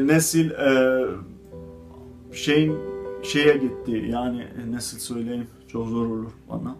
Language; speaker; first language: Turkish; non-native, fluent; Azerbaijani